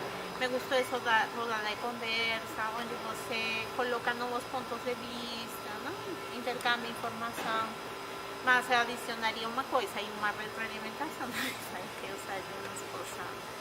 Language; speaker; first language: Portuguese; non-native, fluent; Spanish